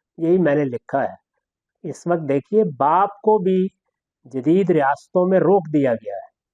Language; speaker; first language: Urdu; non-native, local second language; Punjabi